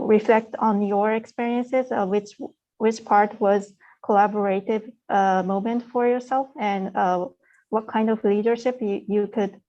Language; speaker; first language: English; non-native, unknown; Japanese